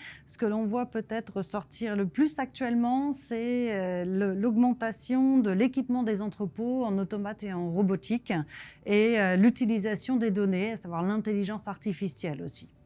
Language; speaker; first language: French; native; French